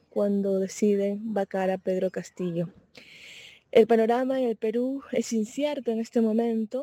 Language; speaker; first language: Spanish; native; Spanish